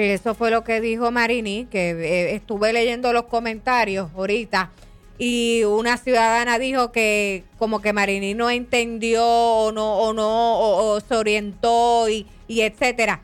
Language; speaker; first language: Spanish; native; Spanish